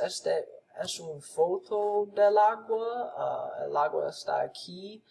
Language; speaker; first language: Spanish; non-native, learner; English